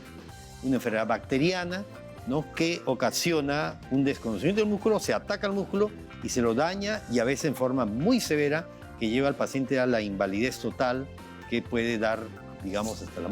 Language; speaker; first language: Spanish; native; Spanish